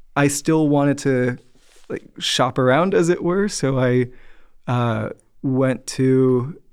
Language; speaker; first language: English; native; English